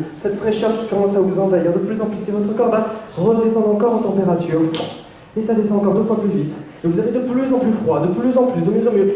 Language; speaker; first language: French; native; French